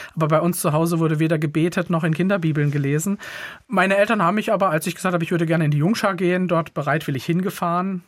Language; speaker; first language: German; native; German